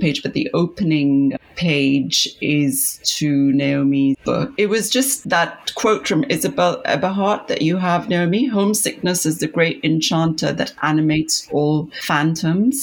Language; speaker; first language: English; non-native, local second language; Urdu